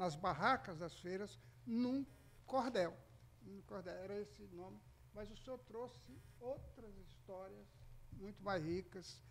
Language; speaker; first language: Portuguese; native; Portuguese